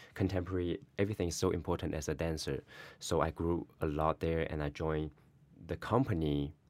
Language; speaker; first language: English; non-native, learner; Chinese